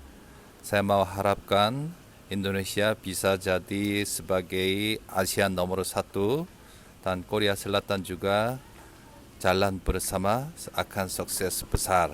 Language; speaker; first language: Indonesian; non-native, learner; Korean